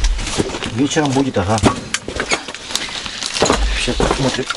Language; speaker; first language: Russian; native; Russian